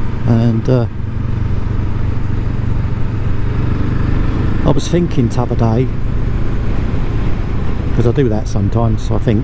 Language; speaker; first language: English; native; English